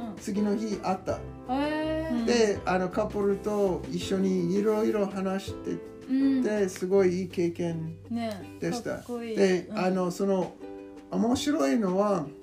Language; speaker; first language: Japanese; non-native, learner; English